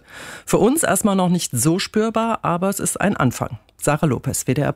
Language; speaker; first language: German; native; German